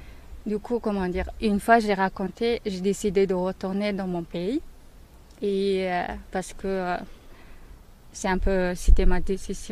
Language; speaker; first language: French; non-native, learner; Mongolian